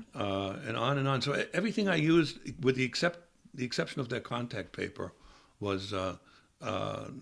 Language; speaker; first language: English; non-native, fluent; German